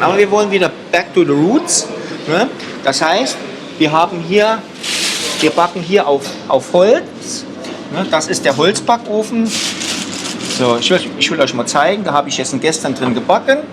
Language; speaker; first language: German; native; German